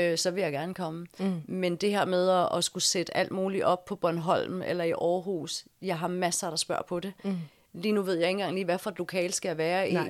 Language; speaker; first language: Danish; early bilingual, other home language; English